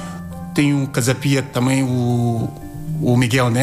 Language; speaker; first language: Portuguese; non-native, learner; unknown